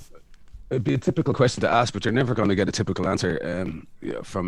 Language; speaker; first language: English; native; English